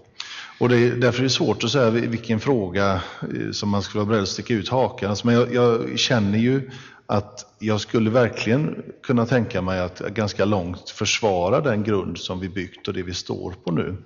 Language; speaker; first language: Swedish; native; Swedish